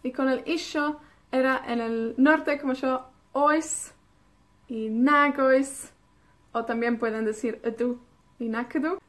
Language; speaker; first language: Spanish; non-native, fluent; Welsh